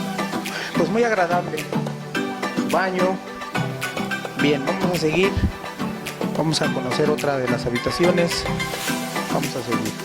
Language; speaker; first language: Spanish; native; Spanish